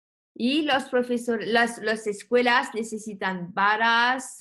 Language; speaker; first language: Spanish; non-native, learner; French